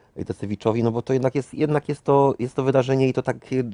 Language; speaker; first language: Polish; native; Polish